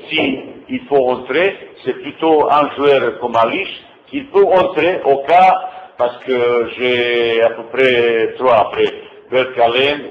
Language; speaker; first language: French; non-native, fluent; Bosnian